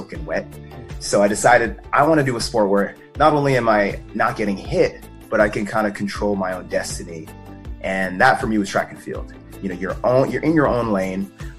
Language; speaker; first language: English; native; English